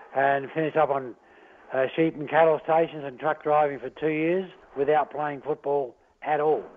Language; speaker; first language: English; native; English